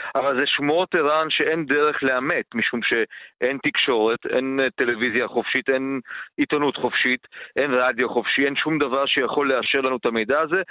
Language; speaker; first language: Hebrew; early bilingual, other home language; Romanian